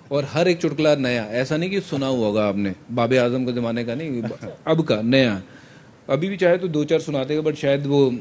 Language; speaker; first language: Hindi; non-native, local second language; Punjabi